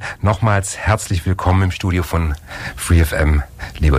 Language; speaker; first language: German; native; German